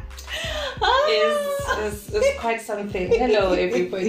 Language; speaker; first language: English; non-native, local second language; Zulu